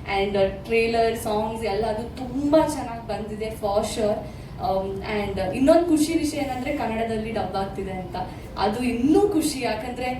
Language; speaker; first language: Kannada; non-native, local second language; Tulu